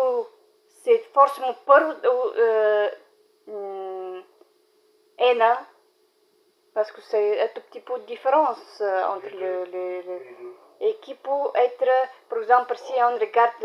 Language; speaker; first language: French; non-native, learner; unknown